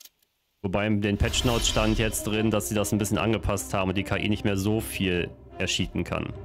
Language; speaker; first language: German; native; German